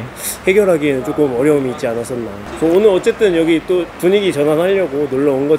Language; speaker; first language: Korean; native; Korean